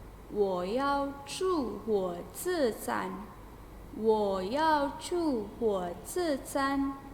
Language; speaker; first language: Chinese; non-native, fluent; Indonesian